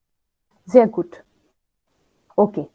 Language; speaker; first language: German; non-native, fluent; Hindi